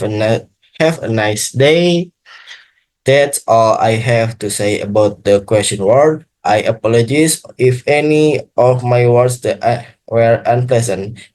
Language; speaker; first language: English; non-native, learner; Indonesian